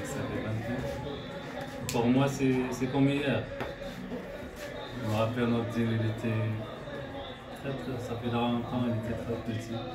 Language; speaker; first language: French; non-native, local second language; Arabic